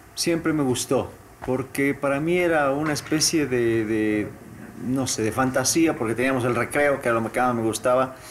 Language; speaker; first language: Spanish; native; Spanish